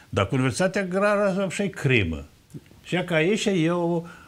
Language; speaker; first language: Romanian; native; Romanian